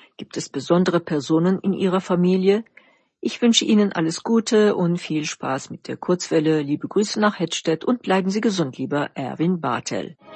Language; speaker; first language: German; non-native, fluent; Turkish